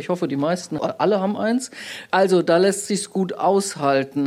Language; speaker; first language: German; native; German